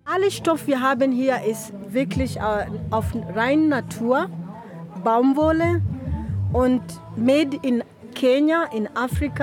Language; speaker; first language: German; non-native, learner; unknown